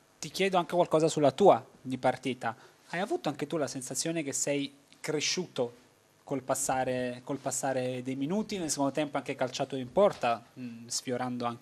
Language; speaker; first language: Italian; native; Italian